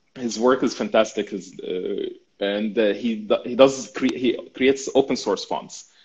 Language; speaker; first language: English; non-native, fluent; Arabic